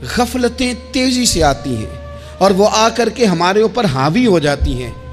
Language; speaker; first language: Urdu; non-native, local second language; Punjabi